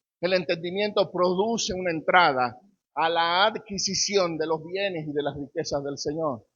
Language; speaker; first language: Spanish; native; Spanish